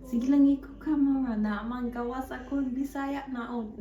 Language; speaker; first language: Cebuano; early bilingual, heritage; Cebuano